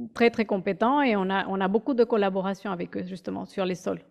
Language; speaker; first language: French; non-native, fluent; Spanish